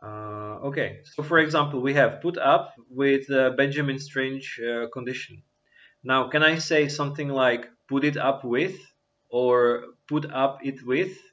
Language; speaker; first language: English; non-native, fluent; Czech